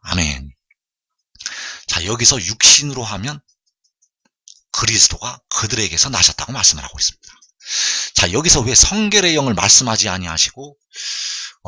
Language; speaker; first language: Korean; native; Korean